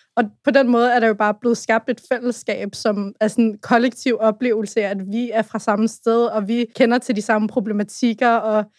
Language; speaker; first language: Danish; native; Danish